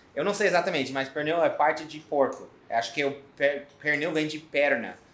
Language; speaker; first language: Portuguese; non-native, fluent; English